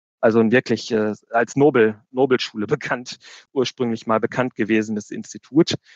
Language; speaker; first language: German; native; German